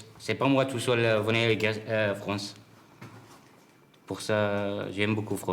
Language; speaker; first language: French; non-native, learner; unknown